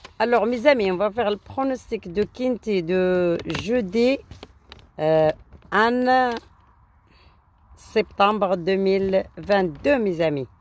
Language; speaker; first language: French; non-native, learner; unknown